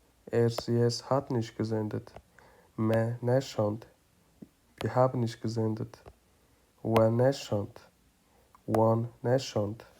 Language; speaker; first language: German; non-native, fluent; Kurdish